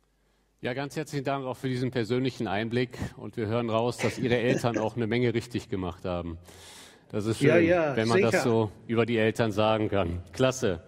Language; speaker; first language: German; native; German